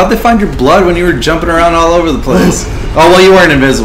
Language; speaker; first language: English; native; English